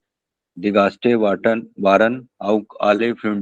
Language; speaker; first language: German; non-native, learner; Hindi